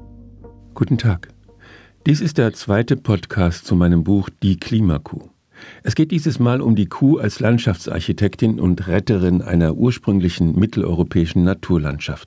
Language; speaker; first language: German; native; German